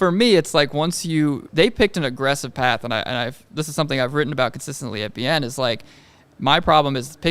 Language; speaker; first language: English; native; English